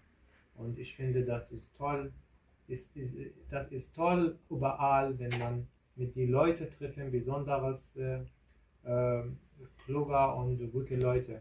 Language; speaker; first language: German; non-native, learner; Kurdish